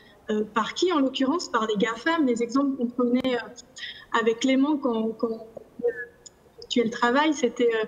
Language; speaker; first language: French; native; French